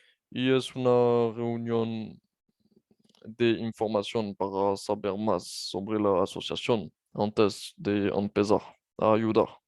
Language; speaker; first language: Spanish; non-native, fluent; French